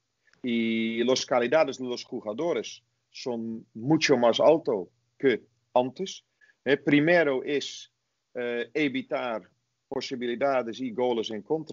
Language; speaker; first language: Spanish; non-native, fluent; Dutch